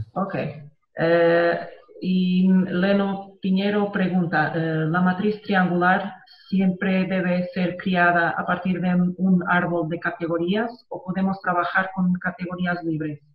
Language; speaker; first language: Spanish; non-native, fluent; Portuguese